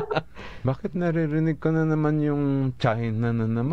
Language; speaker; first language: Filipino; native; Filipino